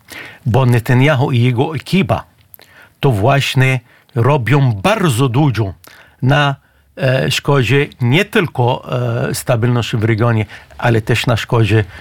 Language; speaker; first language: Polish; non-native, fluent; Arabic